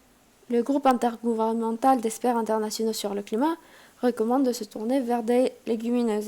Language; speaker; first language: French; non-native, fluent; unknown